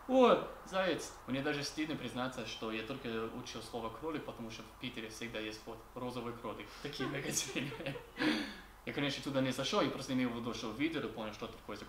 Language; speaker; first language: Russian; non-native, learner; English